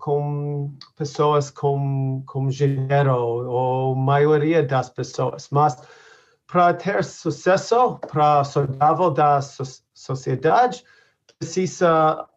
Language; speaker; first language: Portuguese; non-native, learner; English